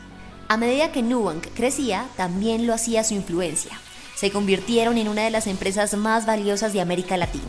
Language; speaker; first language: Spanish; native; Spanish